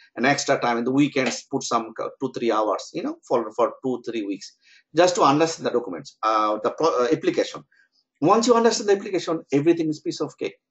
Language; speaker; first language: English; non-native, local second language; Bangla